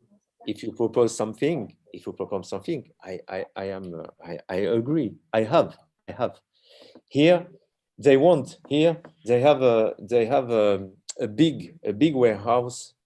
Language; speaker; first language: English; non-native, learner; French